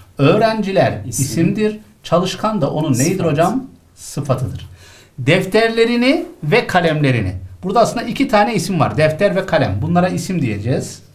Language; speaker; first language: Turkish; native; Turkish